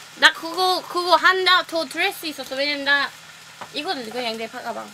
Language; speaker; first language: Korean; non-native, learner; Swedish